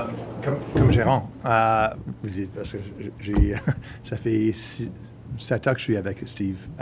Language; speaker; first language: French; non-native, local second language; English